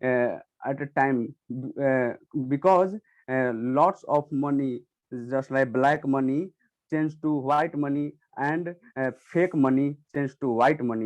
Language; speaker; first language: English; non-native, learner; Hindi